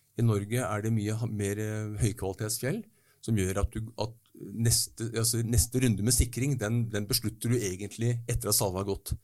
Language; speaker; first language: Norwegian; native; Norwegian